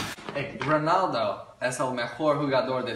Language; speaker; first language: Spanish; non-native, learner; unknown